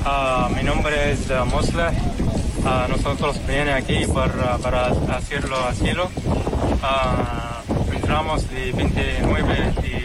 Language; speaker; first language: Spanish; non-native, learner; Arabic